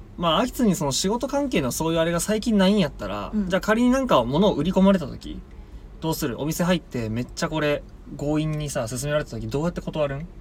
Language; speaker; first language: Japanese; native; Japanese